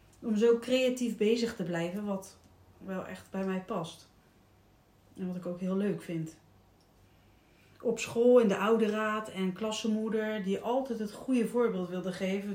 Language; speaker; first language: Dutch; native; Dutch